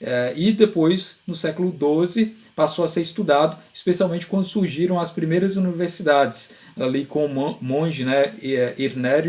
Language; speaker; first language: Portuguese; native; Portuguese